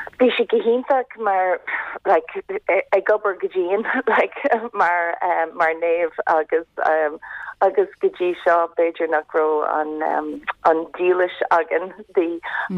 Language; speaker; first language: Irish; non-native, local second language; English